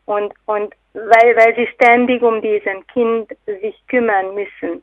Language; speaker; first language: German; non-native, fluent; Hungarian